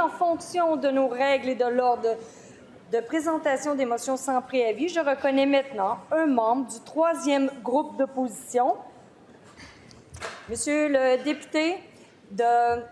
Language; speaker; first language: French; native; French